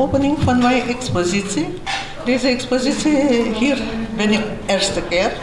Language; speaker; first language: Dutch; non-native, fluent; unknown